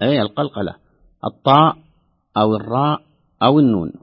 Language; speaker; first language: Arabic; native; Arabic